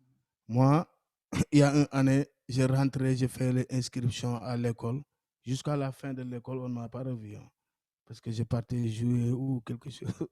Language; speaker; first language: French; non-native, local second language; Wolof